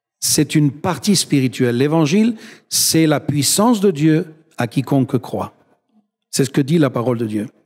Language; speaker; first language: French; non-native, fluent; Spanish